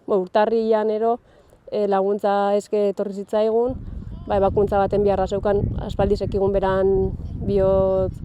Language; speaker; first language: Basque; native; Basque